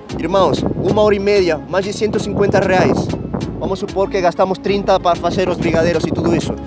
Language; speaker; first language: Portuguese; non-native, fluent; Spanish